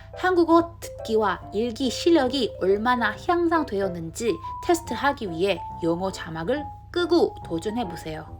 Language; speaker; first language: Korean; non-native, learner; Indonesian